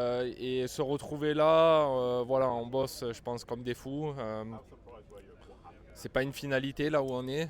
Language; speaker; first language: French; native; French